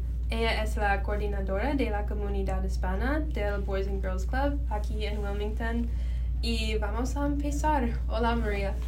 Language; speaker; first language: Spanish; non-native, learner; English